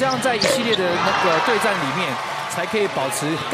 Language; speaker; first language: Chinese; native; Chinese